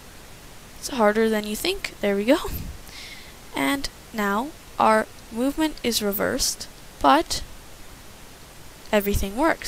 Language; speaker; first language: English; native; English